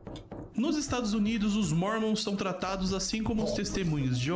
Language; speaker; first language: Portuguese; native; Portuguese